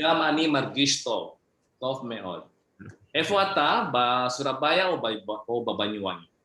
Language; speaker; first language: Hebrew; non-native, fluent; Indonesian